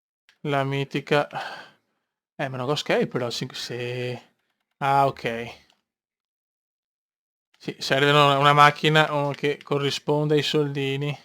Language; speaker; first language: Italian; native; Italian